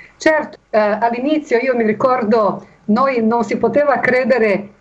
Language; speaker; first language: Italian; non-native, fluent; Bosnian